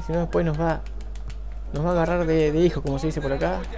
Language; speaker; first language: Spanish; native; Spanish